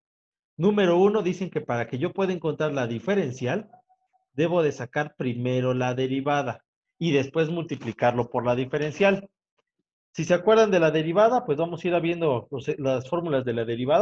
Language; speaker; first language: Spanish; native; Spanish